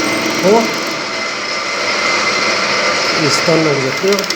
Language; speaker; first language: Russian; non-native, learner; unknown